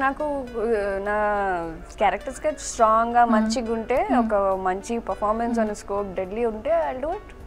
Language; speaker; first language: Telugu; non-native, fluent; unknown